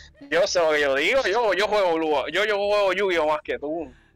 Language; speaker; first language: Spanish; native; Spanish